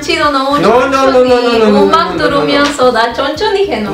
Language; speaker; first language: Korean; non-native, learner; Spanish